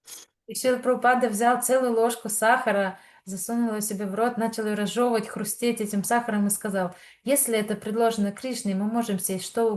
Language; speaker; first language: Russian; native; Russian